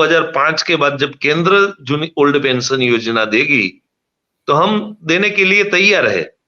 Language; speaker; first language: Hindi; non-native, local second language; Gujarati